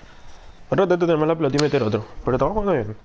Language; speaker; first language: Spanish; native; Spanish